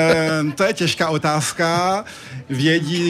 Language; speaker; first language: Czech; early bilingual, heritage; French